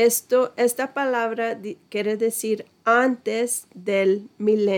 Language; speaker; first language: Spanish; non-native, fluent; English